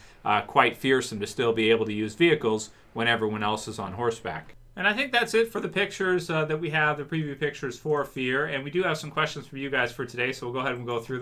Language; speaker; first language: English; native; English